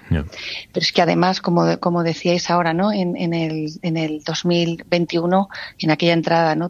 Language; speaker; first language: Spanish; native; Spanish